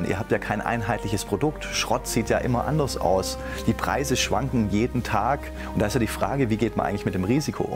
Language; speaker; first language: German; native; German